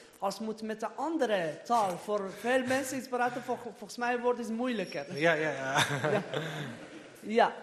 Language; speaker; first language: Dutch; non-native, learner; Persian